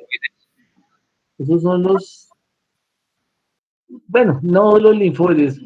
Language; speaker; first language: Spanish; native; Spanish